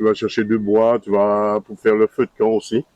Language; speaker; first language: French; native; French